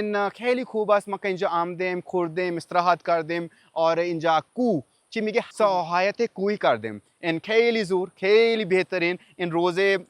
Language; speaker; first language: Persian; non-native, learner; Urdu